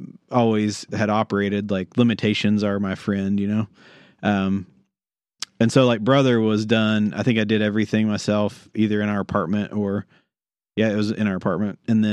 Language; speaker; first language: English; native; English